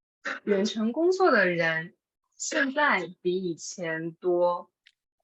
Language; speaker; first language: Chinese; non-native, fluent; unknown